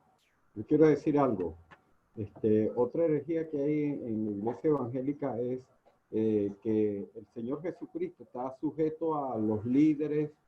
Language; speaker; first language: Spanish; native; Spanish